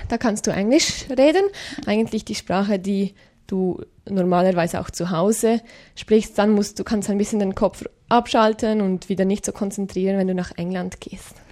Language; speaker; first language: German; native; German